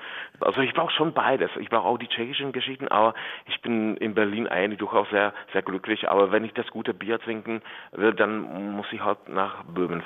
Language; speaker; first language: German; non-native, fluent; Czech